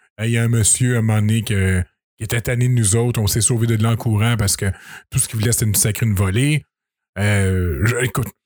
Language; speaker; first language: French; native; French